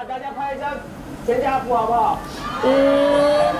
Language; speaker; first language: Chinese; non-native, fluent; Thai